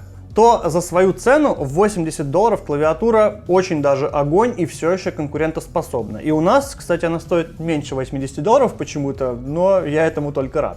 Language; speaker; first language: Russian; native; Russian